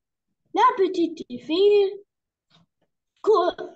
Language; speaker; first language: French; non-native, learner; Arabic